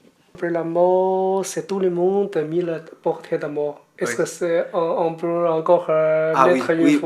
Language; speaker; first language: French; non-native, fluent; Chinese